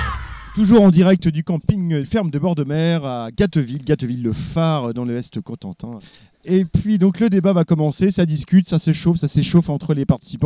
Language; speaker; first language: French; native; French